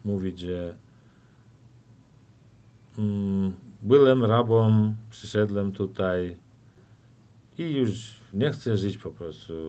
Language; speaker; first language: Polish; non-native, fluent; Turkmen